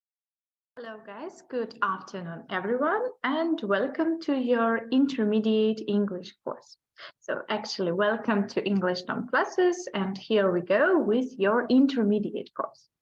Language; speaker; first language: English; non-native, fluent; Ukrainian